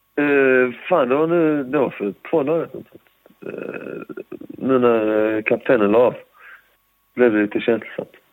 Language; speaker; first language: Swedish; early bilingual, other home language; Persian